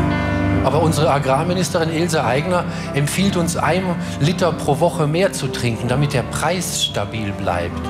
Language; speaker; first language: German; native; German